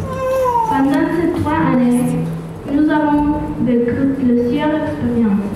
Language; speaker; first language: French; non-native, learner; Spanish